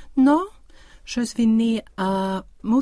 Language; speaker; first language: French; non-native, learner; Swedish